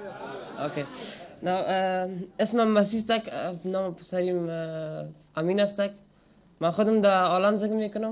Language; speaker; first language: Persian; non-native, learner; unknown